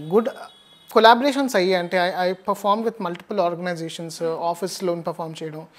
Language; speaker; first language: Telugu; native; Telugu